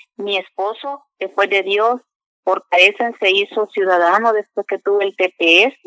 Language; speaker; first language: Spanish; native; Spanish